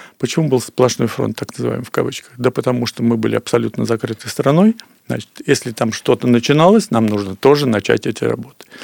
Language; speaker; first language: Russian; native; Russian